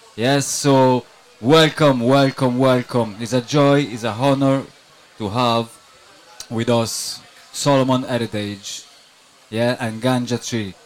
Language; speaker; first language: English; non-native, fluent; Italian